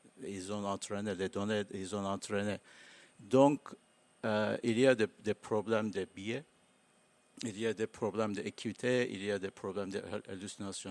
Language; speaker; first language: French; non-native, learner; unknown